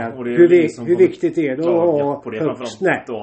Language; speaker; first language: Swedish; native; Swedish